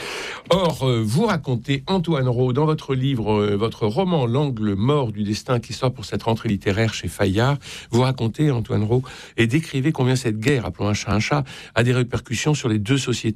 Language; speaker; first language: French; native; French